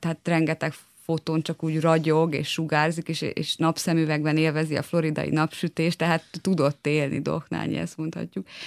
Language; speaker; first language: Hungarian; native; Hungarian